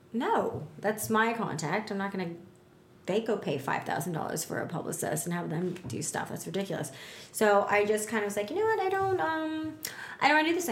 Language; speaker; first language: English; native; English